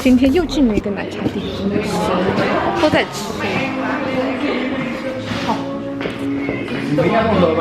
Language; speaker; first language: Chinese; early bilingual, heritage; Chinese